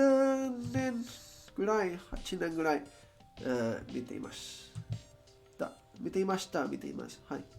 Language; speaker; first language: Japanese; non-native, learner; Spanish